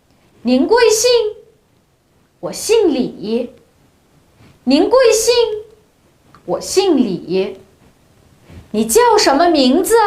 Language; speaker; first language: Chinese; non-native, local second language; Uyghur